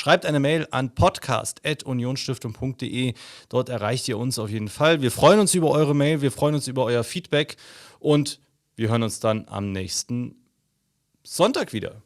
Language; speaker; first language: German; native; German